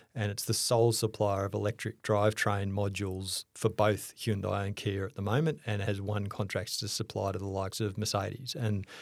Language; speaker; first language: English; native; English